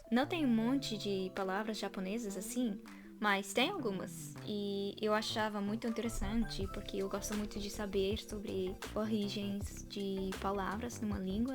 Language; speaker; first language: Portuguese; non-native, fluent; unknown